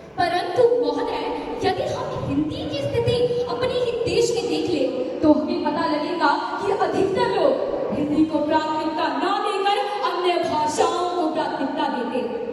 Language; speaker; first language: Hindi; native; Hindi